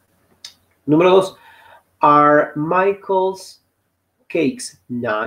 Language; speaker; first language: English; non-native, fluent; Spanish